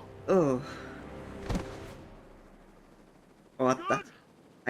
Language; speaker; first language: Japanese; non-native, learner; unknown